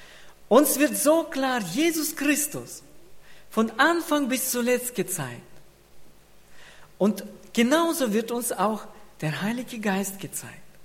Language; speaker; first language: German; non-native, fluent; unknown